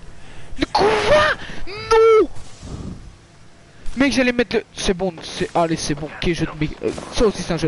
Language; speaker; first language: French; native; French